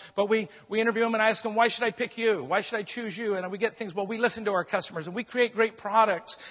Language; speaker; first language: English; native; English